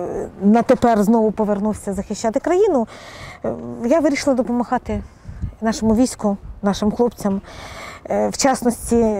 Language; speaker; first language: Ukrainian; non-native, local second language; Russian